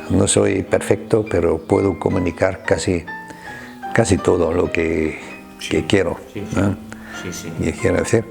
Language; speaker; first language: Spanish; non-native, fluent; German